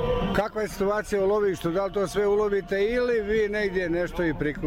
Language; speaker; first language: Croatian; native; Croatian